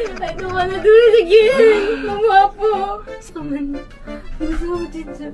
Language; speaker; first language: Korean; non-native, learner; Filipino